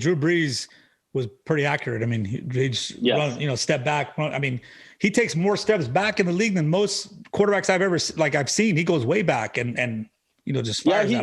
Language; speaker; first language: English; native; English